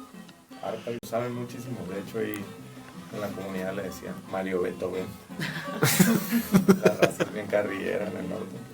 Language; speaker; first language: Spanish; native; Spanish